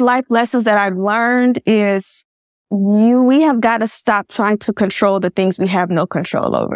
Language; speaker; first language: English; native; English